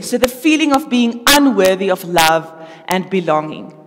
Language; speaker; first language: English; non-native, local second language; Afrikaans